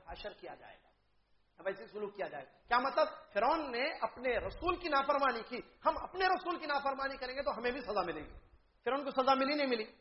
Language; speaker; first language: Urdu; native; Urdu